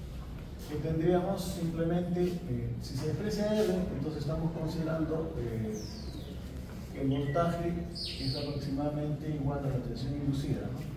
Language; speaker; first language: Spanish; native; Spanish